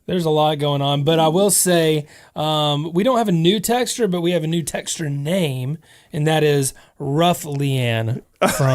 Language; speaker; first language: English; native; English